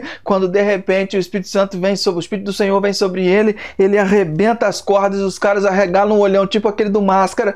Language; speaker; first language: Portuguese; native; Portuguese